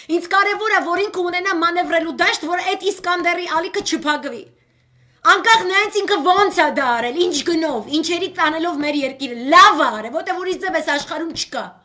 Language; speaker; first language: Armenian; native; Armenian